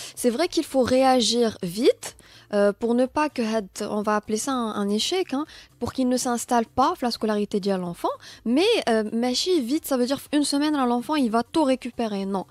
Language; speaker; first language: French; non-native, local second language; Arabic